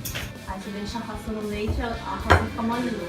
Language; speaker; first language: Portuguese; early bilingual, other home language; Korean